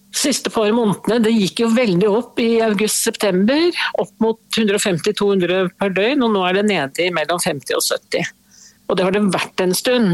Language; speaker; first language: Norwegian; native; Norwegian